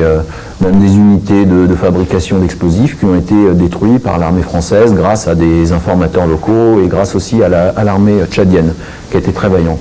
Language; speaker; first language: French; native; French